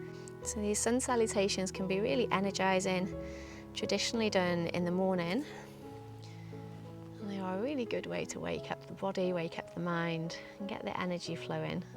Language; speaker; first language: English; native; English